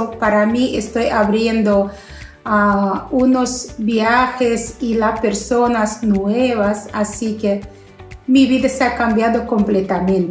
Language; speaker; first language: Spanish; non-native, fluent; Russian